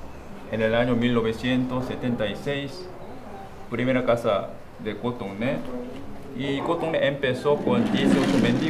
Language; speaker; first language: Spanish; non-native, fluent; Korean